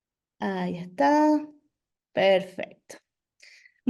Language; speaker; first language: Spanish; native; Spanish